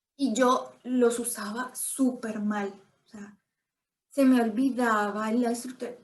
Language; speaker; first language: Spanish; native; Spanish